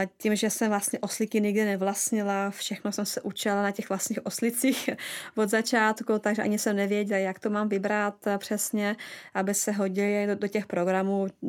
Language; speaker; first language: Czech; non-native, fluent; Russian